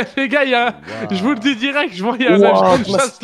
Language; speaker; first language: French; native; French